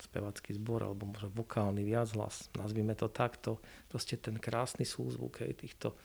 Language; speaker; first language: Slovak; native; Slovak